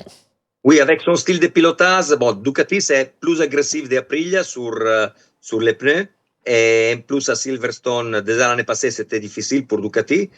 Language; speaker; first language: French; non-native, fluent; Italian